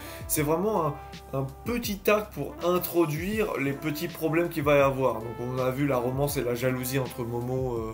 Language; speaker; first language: French; native; French